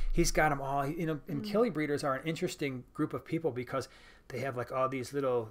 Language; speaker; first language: English; native; English